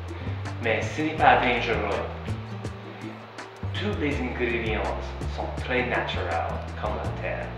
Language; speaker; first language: French; non-native, learner; English